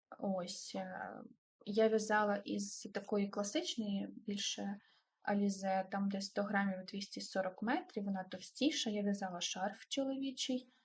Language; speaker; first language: Ukrainian; non-native, local second language; Russian